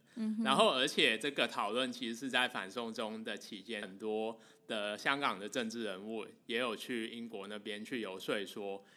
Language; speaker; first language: Chinese; non-native, local second language; Cantonese